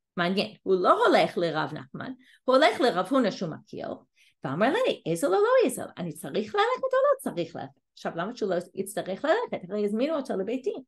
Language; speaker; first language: Hebrew; non-native, fluent; English